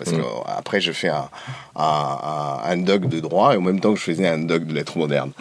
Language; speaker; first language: French; non-native, fluent; Portuguese